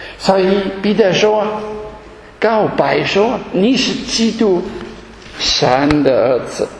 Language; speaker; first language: Chinese; non-native, fluent; German